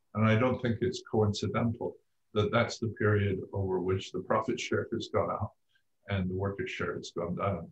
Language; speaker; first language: English; native; English